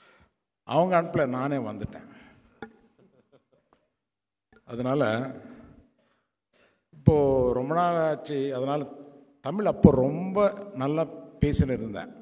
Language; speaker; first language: Tamil; non-native, local second language; Telugu